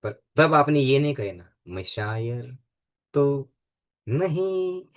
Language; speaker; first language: Hindi; non-native, local second language; Marathi